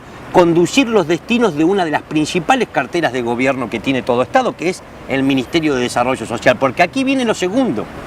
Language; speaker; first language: Spanish; native; Spanish